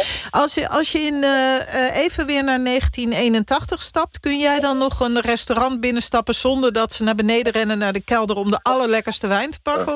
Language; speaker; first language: Dutch; native; Dutch